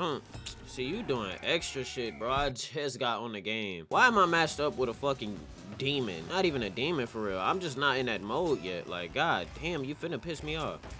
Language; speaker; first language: English; native; English